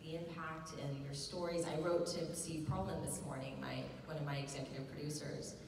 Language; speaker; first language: English; native; English